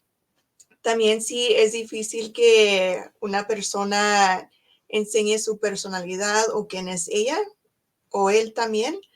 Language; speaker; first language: Spanish; non-native, learner; English